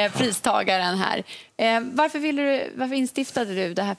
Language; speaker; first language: Swedish; native; Swedish